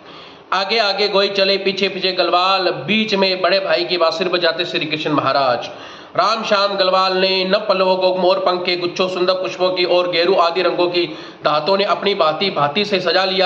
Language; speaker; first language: Hindi; native; Hindi